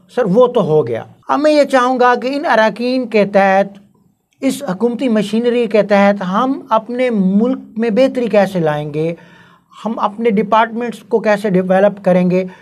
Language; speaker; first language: Urdu; non-native, local second language; Punjabi